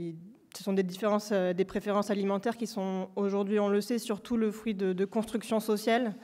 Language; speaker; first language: French; native; French